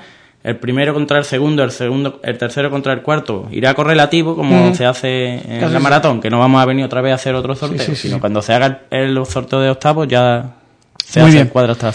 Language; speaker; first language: Spanish; native; Spanish